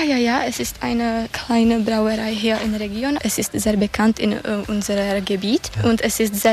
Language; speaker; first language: German; non-native, learner; Czech